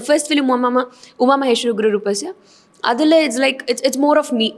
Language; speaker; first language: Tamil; non-native, fluent; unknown